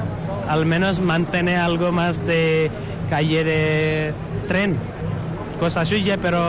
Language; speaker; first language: Spanish; non-native, learner; Nepali